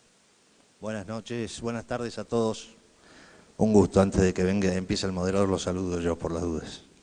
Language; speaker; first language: Spanish; native; Spanish